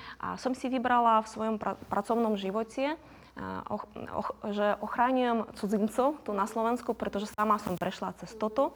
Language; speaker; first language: Slovak; non-native, fluent; Ukrainian